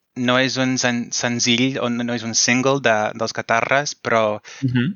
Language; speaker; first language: Catalan; non-native, fluent; English